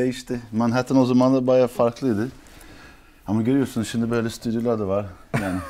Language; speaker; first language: Turkish; early bilingual, heritage; Turkish